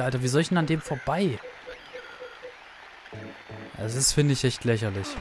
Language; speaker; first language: German; native; German